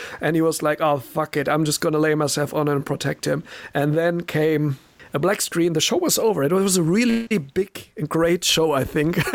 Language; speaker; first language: English; non-native, fluent; German